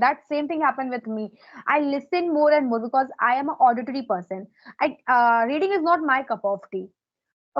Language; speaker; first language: English; non-native, local second language; Hindi